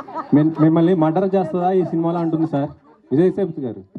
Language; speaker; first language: Telugu; native; Telugu